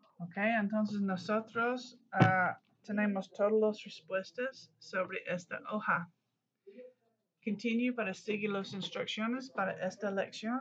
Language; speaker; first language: Spanish; non-native, learner; English